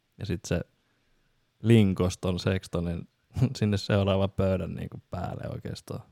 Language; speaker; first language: Finnish; native; Finnish